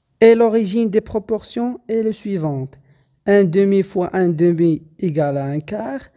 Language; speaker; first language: French; non-native, local second language; Arabic